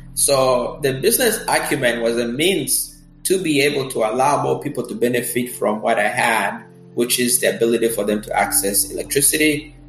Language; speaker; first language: English; early bilingual, other home language; Kinyarwanda